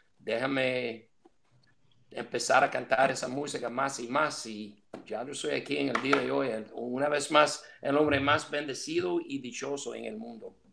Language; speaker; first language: Spanish; non-native, fluent; English